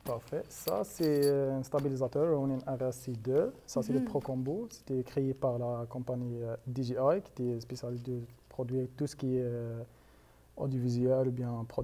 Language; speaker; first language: French; non-native, fluent; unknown